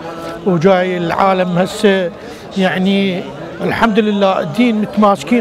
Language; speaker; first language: Arabic; native; Arabic